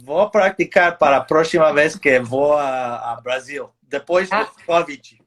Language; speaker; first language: Portuguese; non-native, fluent; English